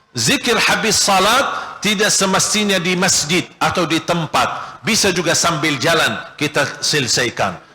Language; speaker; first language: Malay; non-native, fluent; Arabic